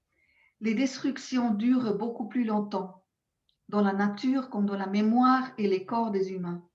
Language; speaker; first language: French; non-native, local second language; German